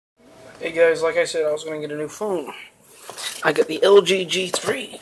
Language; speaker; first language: English; native; English